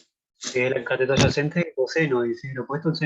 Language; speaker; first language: Spanish; native; Spanish